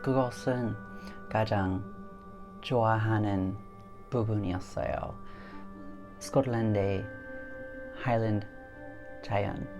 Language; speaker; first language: Korean; non-native, learner; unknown